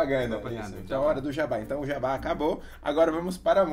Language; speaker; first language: Portuguese; native; Portuguese